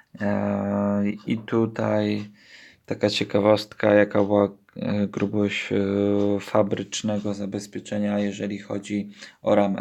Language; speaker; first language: Polish; native; Polish